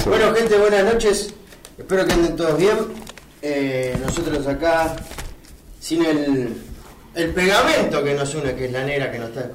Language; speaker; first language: Spanish; native; Spanish